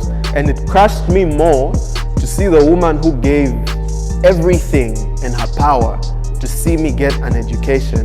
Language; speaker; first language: English; non-native, local second language; Bemba